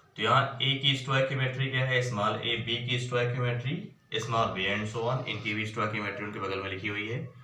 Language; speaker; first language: Hindi; native; Hindi